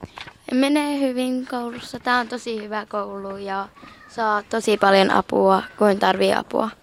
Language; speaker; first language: Finnish; early bilingual, heritage; Finnish